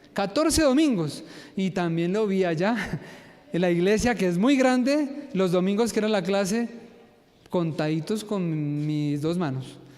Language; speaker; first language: Spanish; native; Spanish